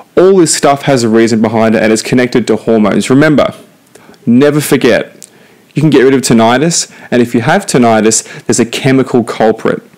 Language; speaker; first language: English; native; English